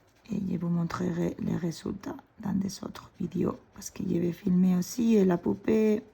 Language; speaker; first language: French; non-native, fluent; Spanish